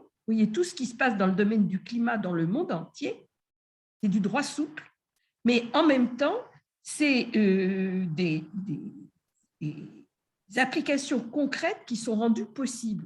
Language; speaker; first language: French; native; French